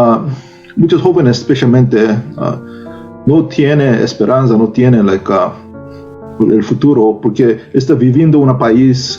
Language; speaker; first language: Spanish; non-native, learner; Korean